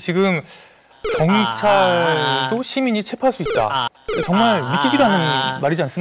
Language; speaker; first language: Korean; native; Korean